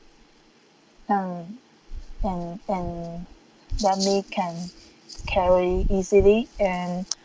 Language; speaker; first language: English; non-native, learner; Chinese